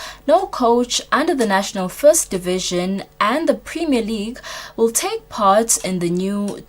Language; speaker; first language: English; non-native, local second language; Swati